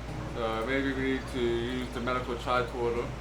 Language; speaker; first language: English; native; English